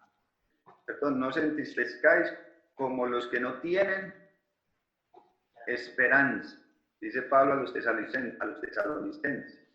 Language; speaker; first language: Spanish; native; Spanish